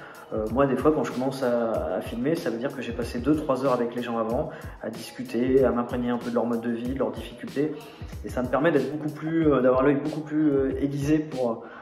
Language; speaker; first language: French; native; French